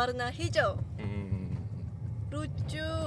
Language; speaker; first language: Indonesian; non-native, learner; Japanese